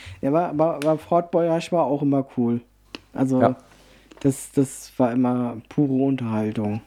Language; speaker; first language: German; early bilingual, other home language; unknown